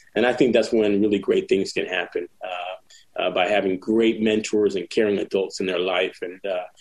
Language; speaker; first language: English; native; English